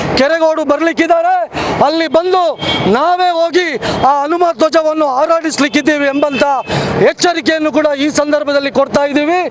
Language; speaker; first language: Kannada; native; Kannada